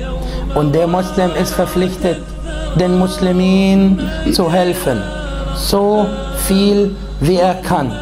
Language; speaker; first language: German; non-native, fluent; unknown